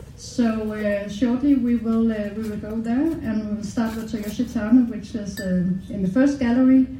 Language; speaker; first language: English; non-native, fluent; Danish